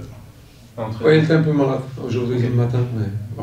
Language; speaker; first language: French; non-native, fluent; Portuguese